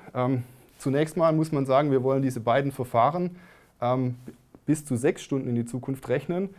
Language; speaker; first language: German; native; German